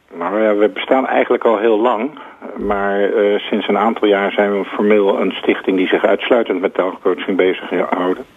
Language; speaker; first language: Dutch; native; Dutch